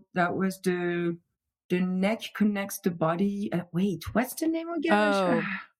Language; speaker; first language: English; non-native, fluent; French